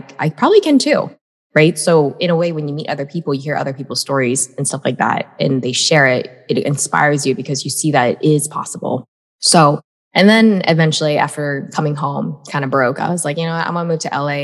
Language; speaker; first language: English; native; English